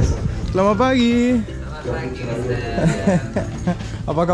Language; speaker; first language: Indonesian; non-native, learner; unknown